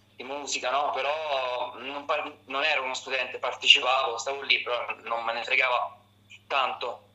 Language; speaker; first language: Italian; native; Italian